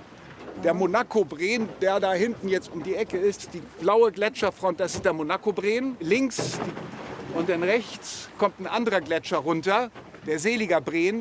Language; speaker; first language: German; native; German